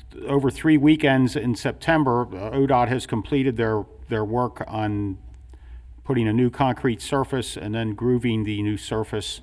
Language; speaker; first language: English; native; English